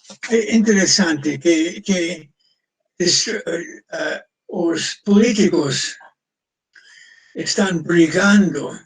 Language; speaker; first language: Portuguese; non-native, fluent; English